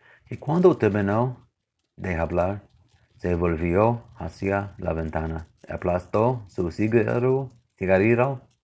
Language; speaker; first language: Spanish; non-native, learner; English